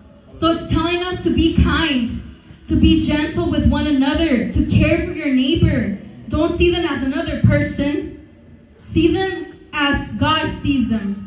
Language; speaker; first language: English; early bilingual, other home language; Spanish